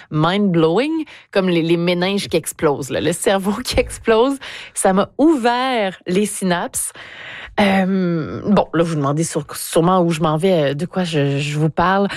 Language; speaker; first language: French; native; French